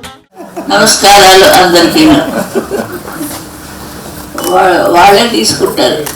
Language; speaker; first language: Telugu; native; Telugu